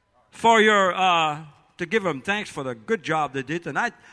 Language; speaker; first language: English; early bilingual, other home language; French